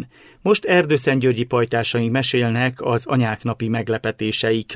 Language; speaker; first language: Hungarian; native; Hungarian